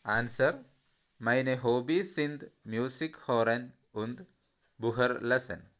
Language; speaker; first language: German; non-native, learner; Malayalam